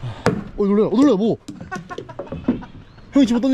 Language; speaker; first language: Korean; native; Korean